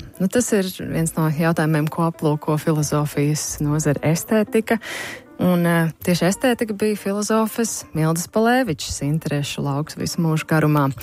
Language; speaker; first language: Latvian; native; Latvian